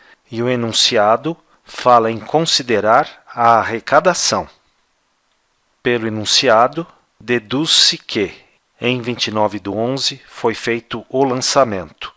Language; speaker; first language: Portuguese; native; Portuguese